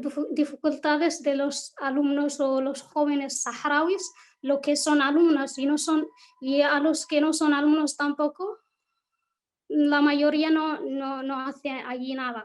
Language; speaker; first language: Spanish; non-native, local second language; Arabic